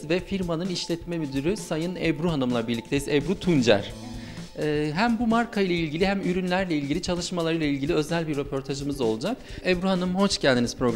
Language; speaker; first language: Turkish; native; Turkish